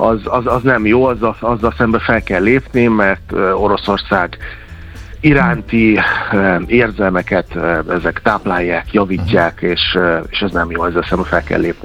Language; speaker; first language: Hungarian; native; Hungarian